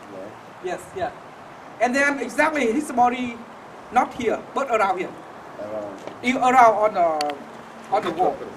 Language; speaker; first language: English; non-native, learner; Vietnamese